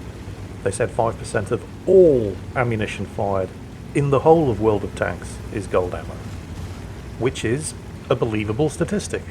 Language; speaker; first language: English; native; English